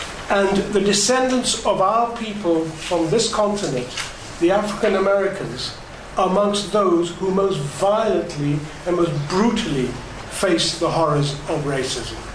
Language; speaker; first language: English; native; English